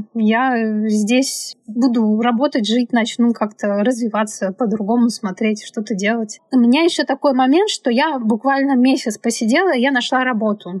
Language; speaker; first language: Russian; native; Russian